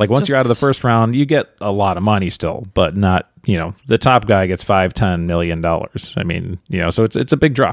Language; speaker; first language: English; native; English